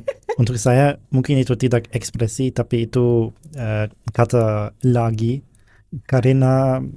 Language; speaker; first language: Indonesian; non-native, learner; German